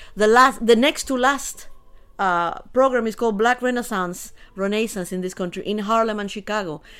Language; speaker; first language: English; early bilingual, other home language; Spanish